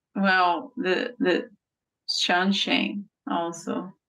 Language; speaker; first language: English; non-native, fluent; Portuguese